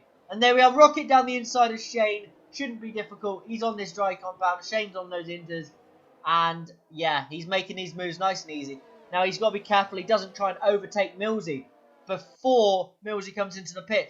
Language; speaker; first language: English; native; English